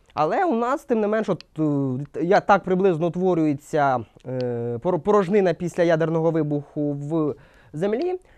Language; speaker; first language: Ukrainian; non-native, local second language; Russian